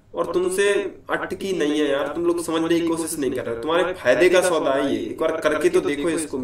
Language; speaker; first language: Hindi; native; Hindi